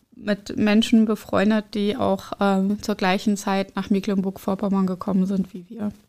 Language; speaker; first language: German; early bilingual, other home language; Arabic